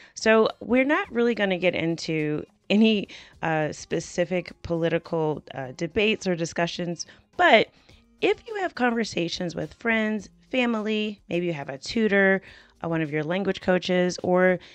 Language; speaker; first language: English; native; English